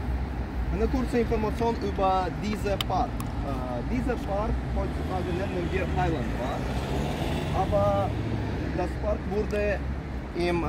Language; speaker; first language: German; non-native, fluent; Azerbaijani